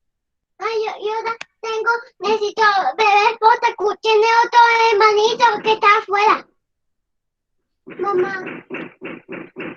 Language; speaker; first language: Spanish; native; Spanish